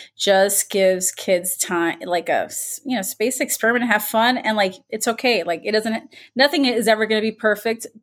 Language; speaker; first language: English; native; English